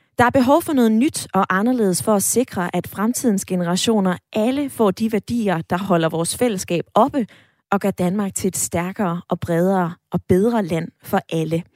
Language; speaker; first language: Danish; native; Danish